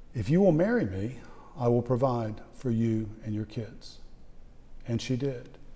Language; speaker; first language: English; native; English